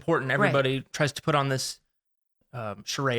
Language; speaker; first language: English; native; English